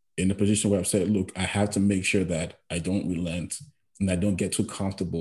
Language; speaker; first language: English; non-native, local second language; Yoruba